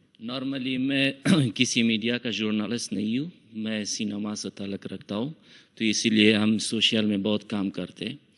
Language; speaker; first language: Hindi; non-native, fluent; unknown